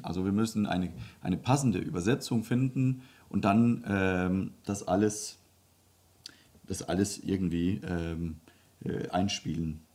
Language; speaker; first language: German; non-native, fluent; Danish